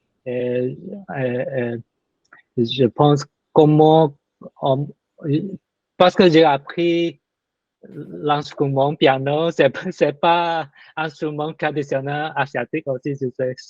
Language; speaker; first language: French; non-native, learner; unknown